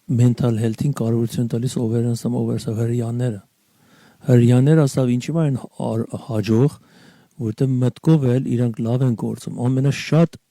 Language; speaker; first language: Armenian; native; Armenian